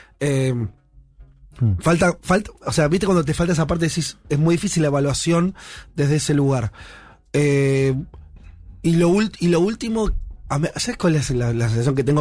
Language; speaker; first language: Spanish; native; Spanish